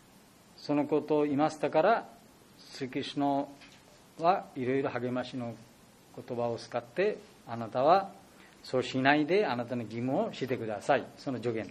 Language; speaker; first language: Japanese; non-native, learner; Bangla